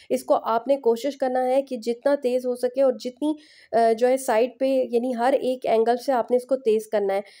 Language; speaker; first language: Urdu; native; Urdu